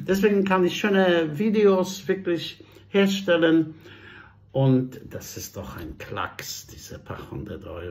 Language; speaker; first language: German; non-native, fluent; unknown